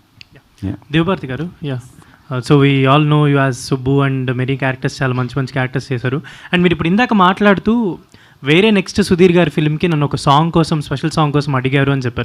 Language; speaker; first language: Telugu; native; Telugu